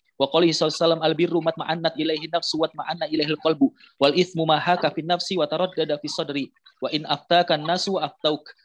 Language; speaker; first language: Arabic; non-native, fluent; Indonesian